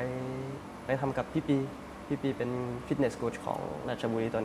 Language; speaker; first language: Thai; early bilingual, heritage; Thai